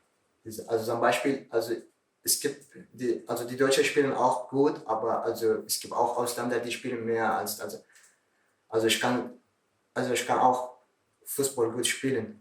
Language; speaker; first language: German; non-native, learner; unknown